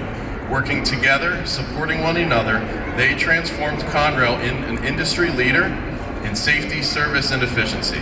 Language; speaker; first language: English; native; English